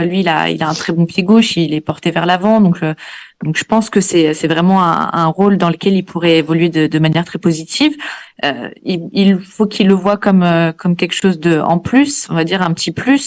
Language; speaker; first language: French; native; French